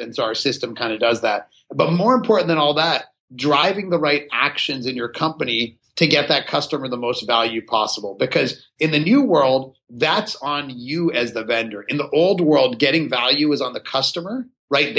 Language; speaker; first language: English; native; English